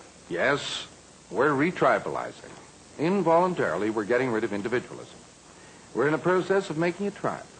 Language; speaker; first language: English; native; English